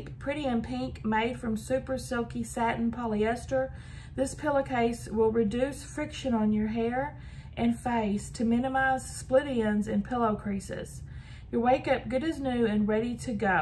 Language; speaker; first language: English; native; English